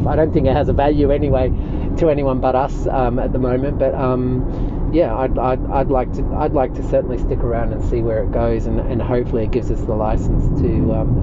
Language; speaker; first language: English; native; English